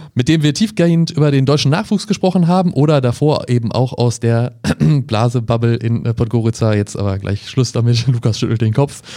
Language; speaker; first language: German; native; German